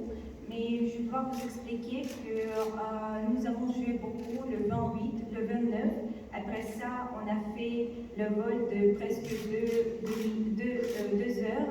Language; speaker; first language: French; non-native, fluent; Ukrainian